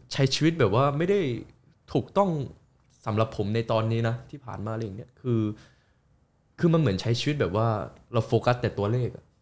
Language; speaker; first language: Thai; early bilingual, other home language; Korean